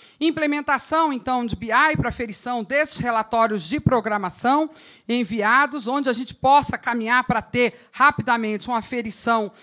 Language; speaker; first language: Portuguese; native; Portuguese